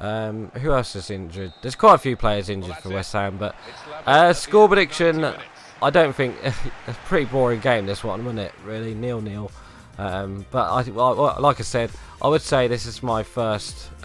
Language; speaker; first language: English; native; English